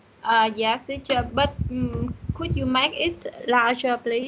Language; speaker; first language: English; non-native, learner; Vietnamese